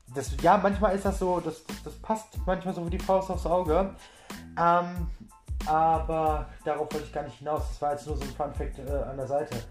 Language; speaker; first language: German; native; German